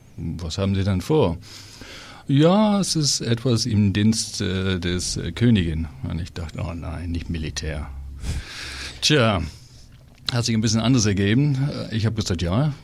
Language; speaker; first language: German; non-native, fluent; English